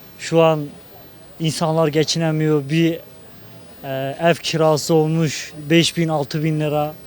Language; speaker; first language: Turkish; non-native, local second language; Kurdish